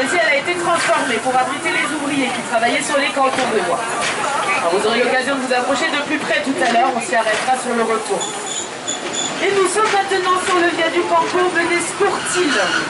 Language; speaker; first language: French; native; French